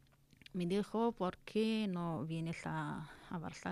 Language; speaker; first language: Spanish; non-native, learner; Arabic